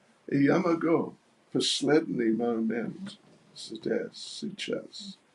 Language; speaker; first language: Russian; non-native, learner; English